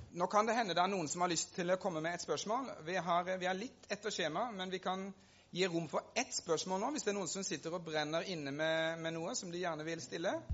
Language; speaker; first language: Norwegian; native; Norwegian